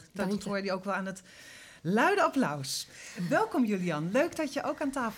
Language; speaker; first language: Dutch; native; Dutch